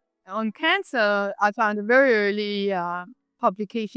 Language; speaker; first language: English; non-native, fluent; Danish